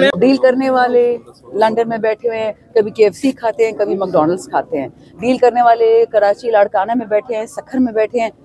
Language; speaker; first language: Urdu; non-native, local second language; Pashto